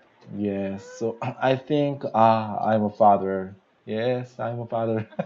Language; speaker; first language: English; non-native, learner; Korean